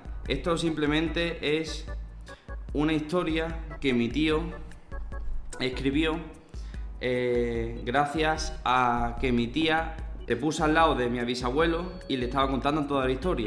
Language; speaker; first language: Spanish; native; Spanish